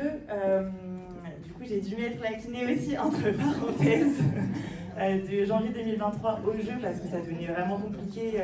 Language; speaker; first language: French; native; French